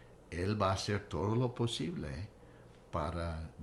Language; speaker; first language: Spanish; non-native, fluent; English